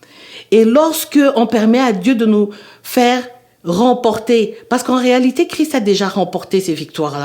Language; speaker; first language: French; native; French